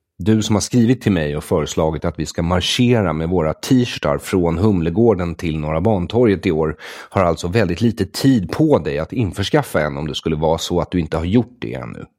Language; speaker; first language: Swedish; native; Swedish